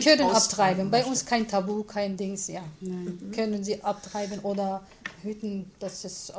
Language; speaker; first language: German; non-native, learner; Kurdish